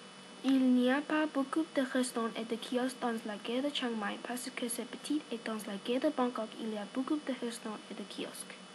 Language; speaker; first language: French; non-native, learner; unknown